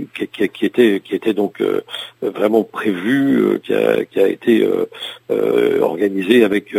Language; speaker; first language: French; native; French